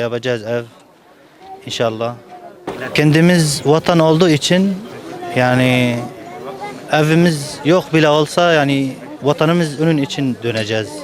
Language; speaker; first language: Turkish; non-native, learner; Arabic